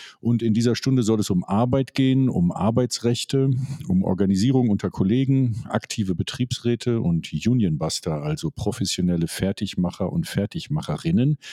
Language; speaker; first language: German; native; German